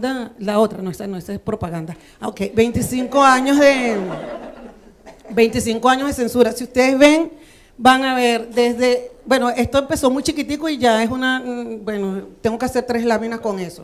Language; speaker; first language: Spanish; native; Spanish